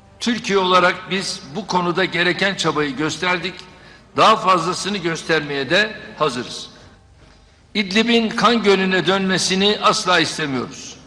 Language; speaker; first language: Turkish; native; Turkish